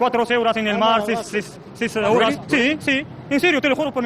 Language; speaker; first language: Spanish; non-native, learner; Arabic